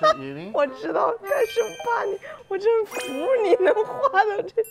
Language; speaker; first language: Chinese; native; Chinese